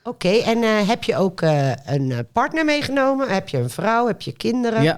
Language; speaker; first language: Dutch; non-native, fluent; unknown